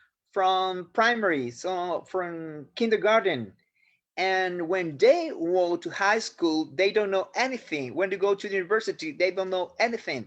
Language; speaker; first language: English; non-native, fluent; Spanish